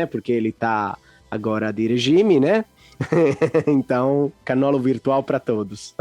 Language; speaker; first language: Portuguese; non-native, fluent; Italian